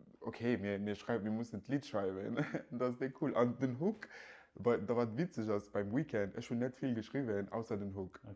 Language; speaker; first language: Luxembourgish; early bilingual, other home language; Yoruba